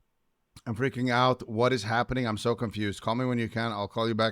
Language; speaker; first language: English; native; English